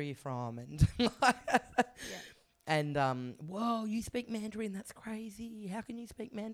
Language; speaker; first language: English; native; English